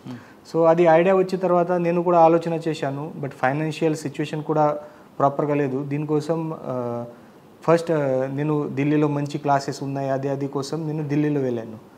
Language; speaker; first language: Telugu; non-native, learner; Marathi